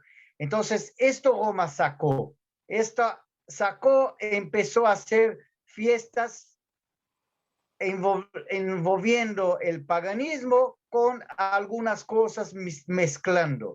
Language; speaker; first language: Spanish; non-native, fluent; Portuguese